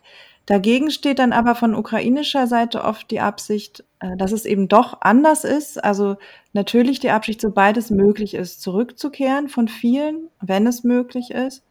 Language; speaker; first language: German; native; German